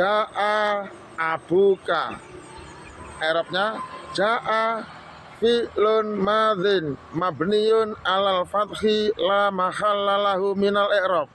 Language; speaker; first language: Arabic; non-native, fluent; Indonesian